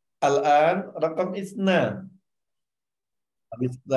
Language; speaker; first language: Arabic; non-native, learner; Indonesian